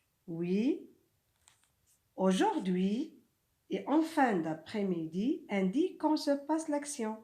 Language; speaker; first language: French; non-native, local second language; Arabic